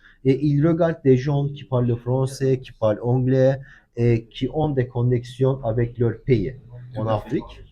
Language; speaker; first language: French; non-native, learner; Turkish